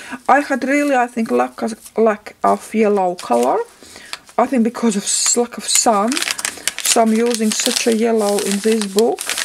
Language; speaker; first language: English; non-native, fluent; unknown